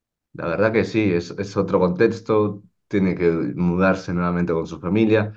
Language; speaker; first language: Spanish; native; Spanish